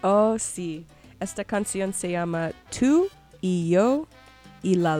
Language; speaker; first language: Spanish; non-native, learner; English